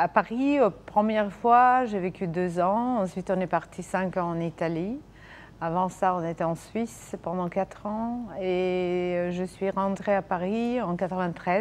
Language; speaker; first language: French; non-native, fluent; Serbian